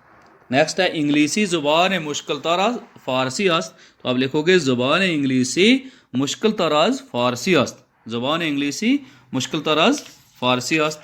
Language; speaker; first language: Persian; non-native, fluent; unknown